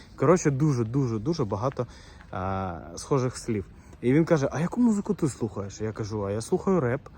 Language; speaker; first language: Ukrainian; non-native, local second language; Russian